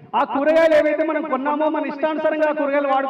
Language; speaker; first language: Telugu; native; Telugu